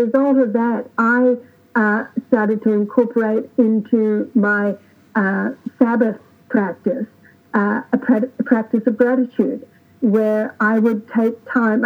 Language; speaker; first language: English; native; English